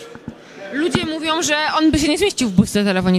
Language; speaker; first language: Polish; native; Polish